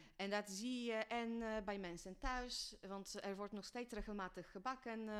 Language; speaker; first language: Dutch; non-native, fluent; Polish